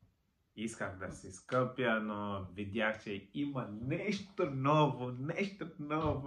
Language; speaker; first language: Bulgarian; non-native, learner; Macedonian